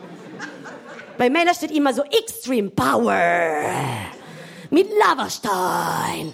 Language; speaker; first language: German; non-native, fluent; Italian